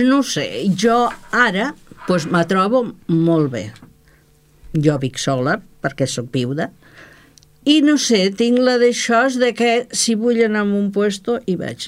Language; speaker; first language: Catalan; native; Catalan